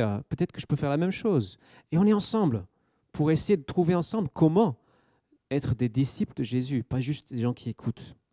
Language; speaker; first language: French; native; French